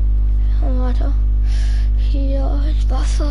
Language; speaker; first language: German; non-native, learner; English